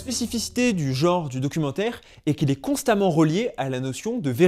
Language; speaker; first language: French; native; French